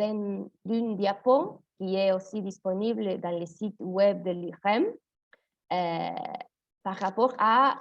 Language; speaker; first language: French; non-native, fluent; Spanish